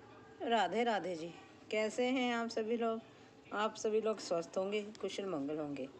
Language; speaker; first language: Hindi; native; Hindi